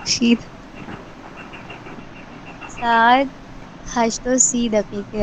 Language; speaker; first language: Persian; non-native, learner; Urdu